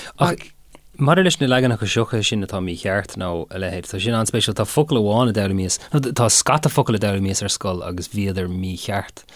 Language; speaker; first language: Irish; non-native, local second language; English